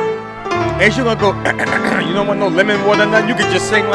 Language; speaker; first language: English; native; English